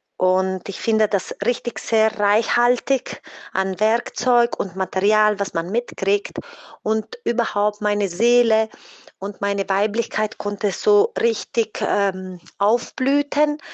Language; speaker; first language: German; non-native, fluent; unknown